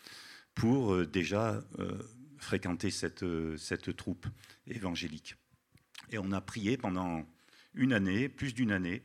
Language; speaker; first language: French; native; French